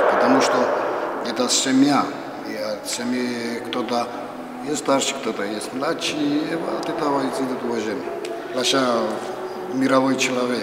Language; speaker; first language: Russian; non-native, fluent; Georgian